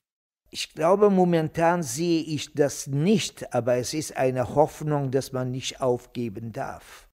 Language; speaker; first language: German; non-native, fluent; Kurdish